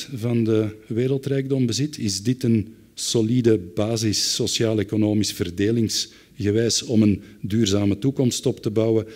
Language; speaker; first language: Dutch; native; Dutch